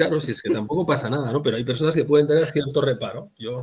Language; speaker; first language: Spanish; native; Spanish